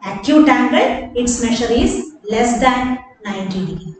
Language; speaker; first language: English; non-native, local second language; Malayalam